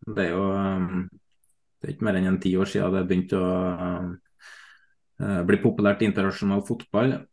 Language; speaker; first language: Norwegian; native; Norwegian